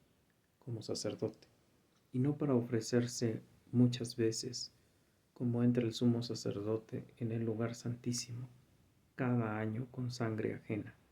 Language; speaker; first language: Spanish; native; Spanish